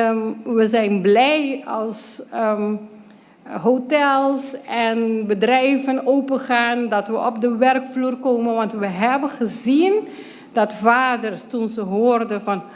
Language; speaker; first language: Dutch; non-native, local second language; Papiamento